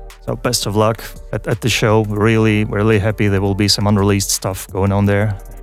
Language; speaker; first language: English; non-native, fluent; Russian